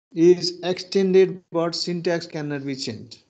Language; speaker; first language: English; non-native, local second language; Nepali